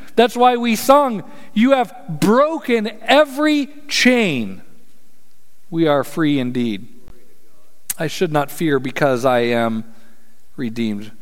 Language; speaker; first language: English; native; English